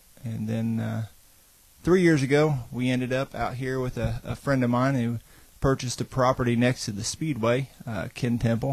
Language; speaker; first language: English; native; English